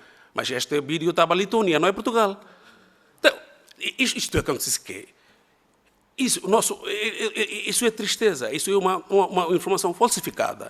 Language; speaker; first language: Portuguese; non-native, learner; Bangla